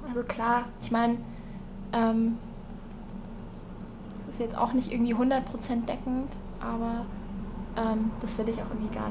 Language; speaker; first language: German; native; German